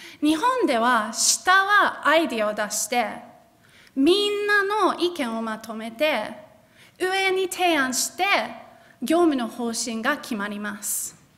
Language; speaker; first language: Japanese; non-native, fluent; English